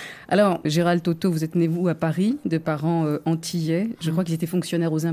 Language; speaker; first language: French; native; French